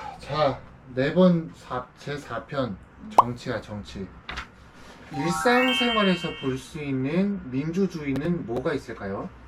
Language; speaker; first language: Korean; native; Korean